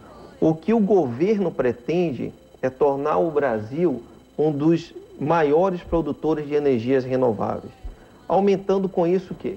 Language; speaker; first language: Portuguese; native; Portuguese